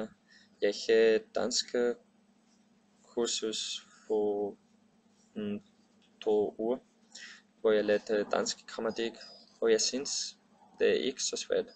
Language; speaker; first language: Danish; non-native, learner; Spanish